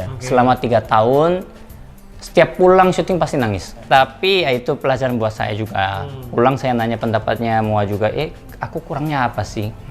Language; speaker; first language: Indonesian; non-native, fluent; Korean